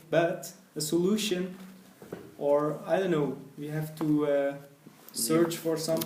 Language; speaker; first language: English; non-native, learner; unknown